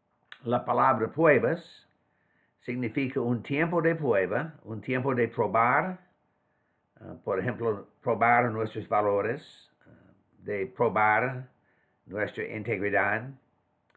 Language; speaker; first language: Spanish; non-native, fluent; English